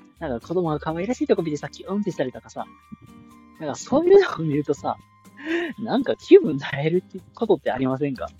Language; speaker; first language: Japanese; native; Japanese